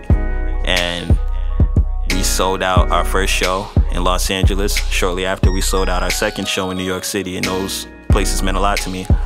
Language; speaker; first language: English; native; English